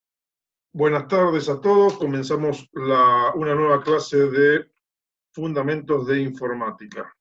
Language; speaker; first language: Spanish; native; Spanish